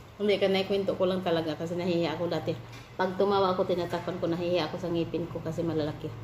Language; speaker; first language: Filipino; non-native, local second language; Cebuano